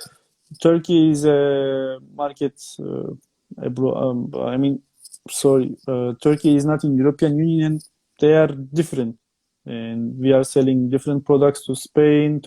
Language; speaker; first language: English; non-native, fluent; Turkish